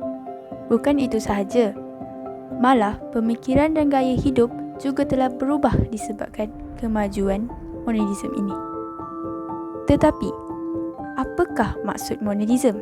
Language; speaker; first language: Malay; native; Malay